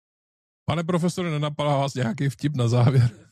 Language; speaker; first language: Czech; native; Czech